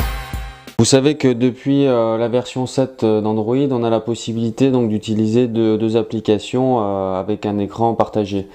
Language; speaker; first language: French; native; French